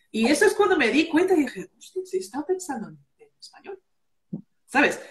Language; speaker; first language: Spanish; early bilingual, other home language; English